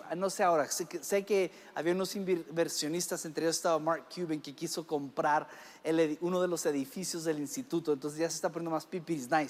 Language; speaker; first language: Spanish; early bilingual, other home language; English